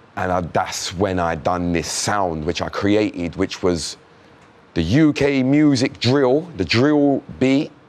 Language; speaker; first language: English; native; English